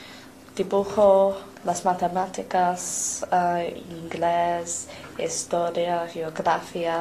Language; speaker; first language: Spanish; non-native, learner; English